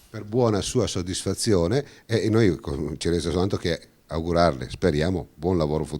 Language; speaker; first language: Italian; native; Italian